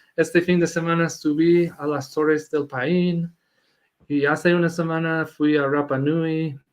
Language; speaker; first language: Spanish; non-native, fluent; English